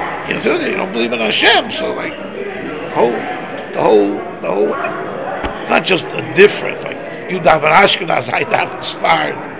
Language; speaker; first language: English; native; English